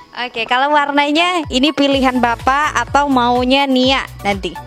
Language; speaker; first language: Indonesian; native; Indonesian